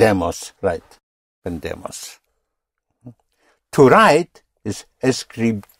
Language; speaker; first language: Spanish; non-native, fluent; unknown